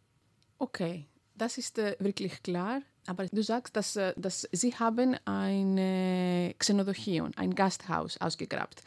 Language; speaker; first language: German; non-native, fluent; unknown